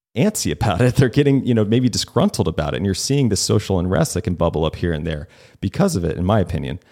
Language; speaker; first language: English; native; English